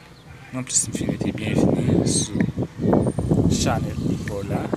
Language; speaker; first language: French; non-native, local second language; Haitian Creole